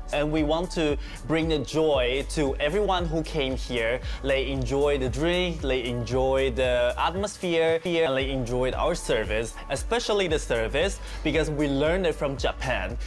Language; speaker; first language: English; non-native, fluent; Chinese